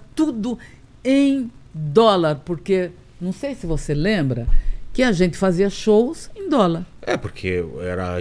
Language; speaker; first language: Portuguese; native; Portuguese